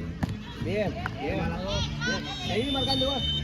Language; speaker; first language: Spanish; native; Spanish